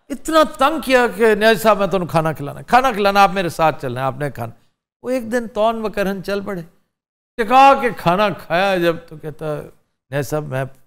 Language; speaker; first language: Urdu; native; Urdu